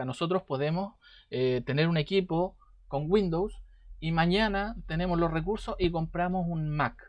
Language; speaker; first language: Spanish; native; Spanish